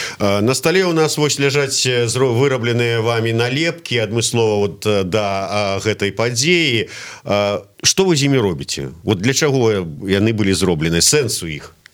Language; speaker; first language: Belarusian; native; Belarusian